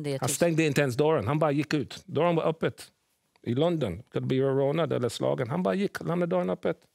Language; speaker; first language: Swedish; early bilingual, other home language; English